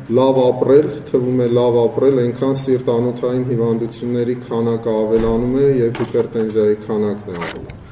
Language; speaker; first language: Armenian; native; Armenian